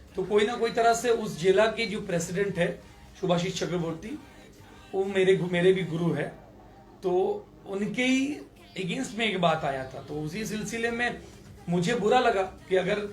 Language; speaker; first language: Hindi; non-native, local second language; Bangla